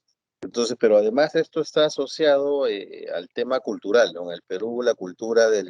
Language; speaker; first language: Spanish; native; Spanish